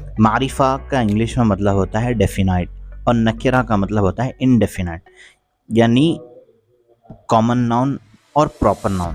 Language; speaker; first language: Urdu; native; Urdu